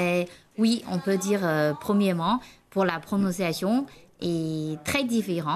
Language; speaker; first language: French; non-native, learner; Chinese